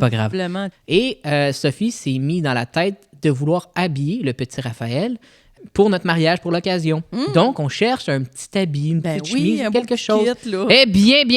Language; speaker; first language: French; native; French